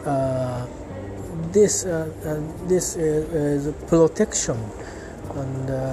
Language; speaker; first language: English; non-native, learner; Japanese